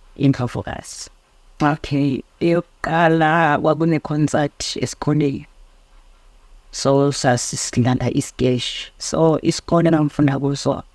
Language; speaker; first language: Zulu; native; Zulu